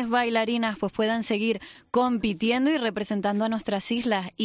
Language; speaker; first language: Spanish; native; Spanish